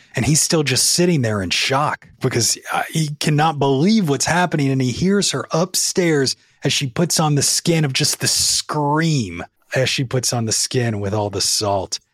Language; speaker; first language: English; native; English